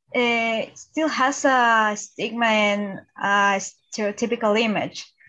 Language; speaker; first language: English; non-native, fluent; Spanish